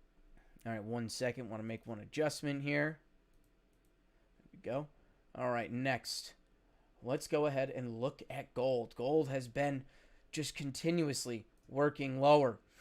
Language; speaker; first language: English; native; English